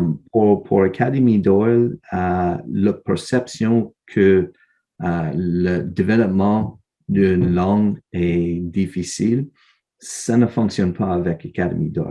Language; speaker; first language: French; non-native, learner; English